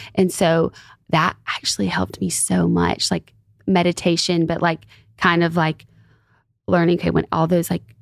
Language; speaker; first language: English; native; English